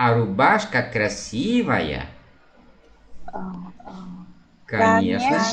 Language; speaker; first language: Russian; non-native, fluent; Vietnamese